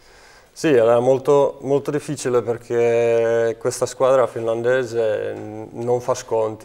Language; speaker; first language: Italian; non-native, fluent; Czech